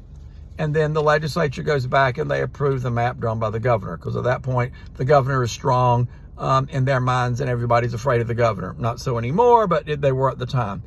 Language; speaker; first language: English; native; English